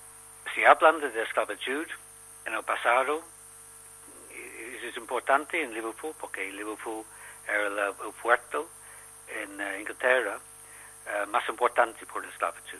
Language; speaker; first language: Spanish; non-native, learner; English